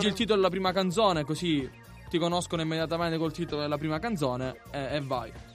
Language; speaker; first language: Italian; native; Italian